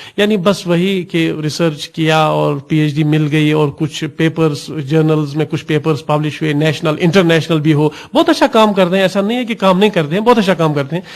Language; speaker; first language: Urdu; non-native, local second language; Kashmiri